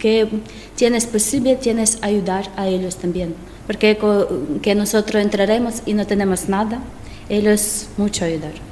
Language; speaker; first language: Spanish; non-native, learner; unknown